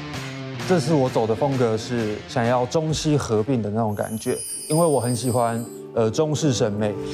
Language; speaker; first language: Chinese; native; Chinese